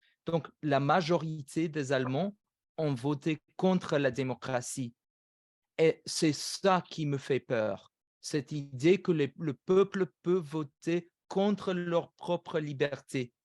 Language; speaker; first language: French; non-native, fluent; English